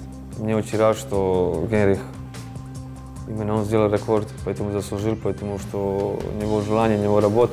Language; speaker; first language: Russian; non-native, fluent; Croatian